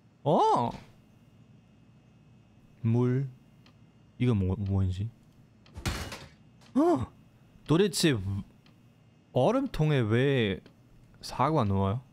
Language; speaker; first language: Korean; non-native, fluent; German